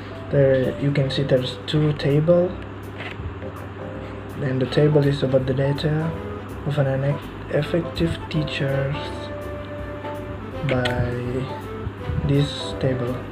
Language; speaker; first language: English; non-native, learner; Indonesian